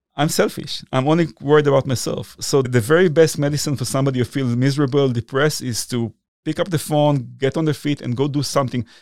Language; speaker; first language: English; non-native, fluent; Hebrew